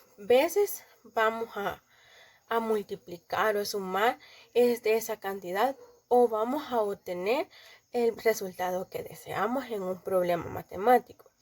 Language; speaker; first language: Spanish; native; Spanish